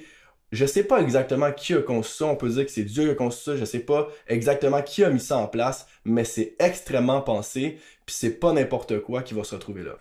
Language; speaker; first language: French; native; French